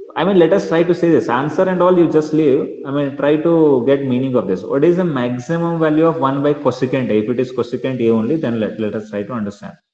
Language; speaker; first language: English; non-native, local second language; Kannada